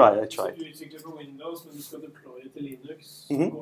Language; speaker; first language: Norwegian; native; Norwegian